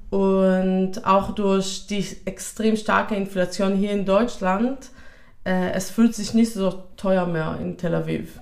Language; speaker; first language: German; non-native, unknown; Hebrew